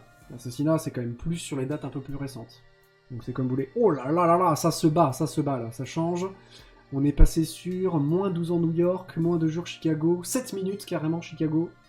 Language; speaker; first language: French; native; French